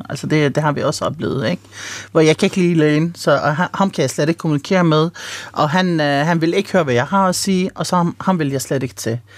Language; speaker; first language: Danish; early bilingual, other home language; Arabic